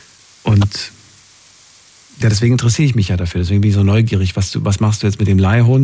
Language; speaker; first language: German; native; German